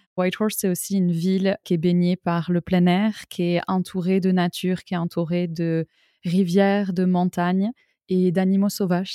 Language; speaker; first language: French; native; French